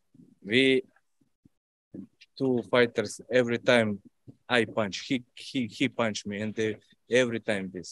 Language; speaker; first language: English; non-native, learner; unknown